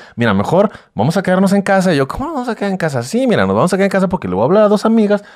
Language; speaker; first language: Spanish; native; Spanish